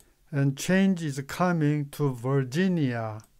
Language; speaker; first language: English; non-native, fluent; Korean